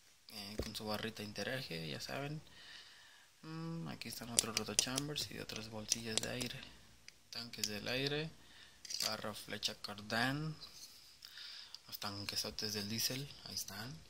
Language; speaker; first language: Spanish; native; Spanish